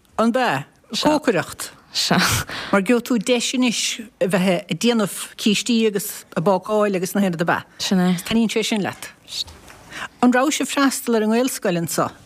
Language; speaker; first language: Irish; native; Irish